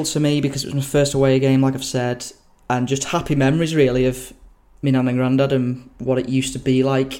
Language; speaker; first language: English; native; English